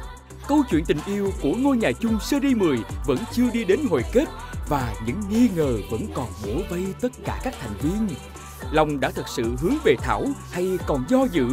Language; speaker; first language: Vietnamese; native; Vietnamese